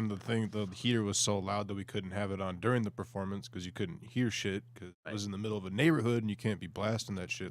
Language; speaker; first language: English; native; English